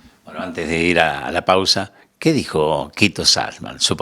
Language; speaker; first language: Spanish; native; Spanish